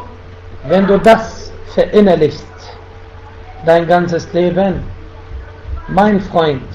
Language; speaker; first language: German; non-native, fluent; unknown